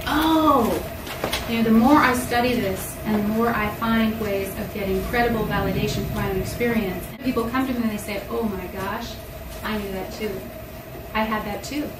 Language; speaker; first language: English; native; English